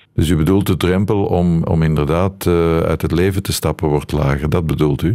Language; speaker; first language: Dutch; native; Dutch